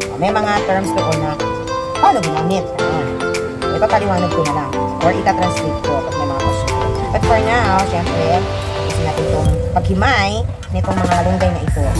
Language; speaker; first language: Filipino; non-native, local second language; Cebuano